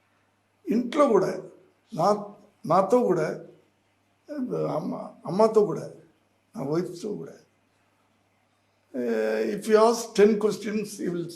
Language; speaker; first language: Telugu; non-native, learner; Tamil